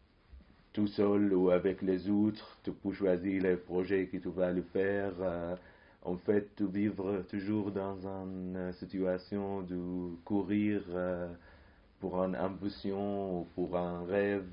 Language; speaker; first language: French; non-native, fluent; Arabic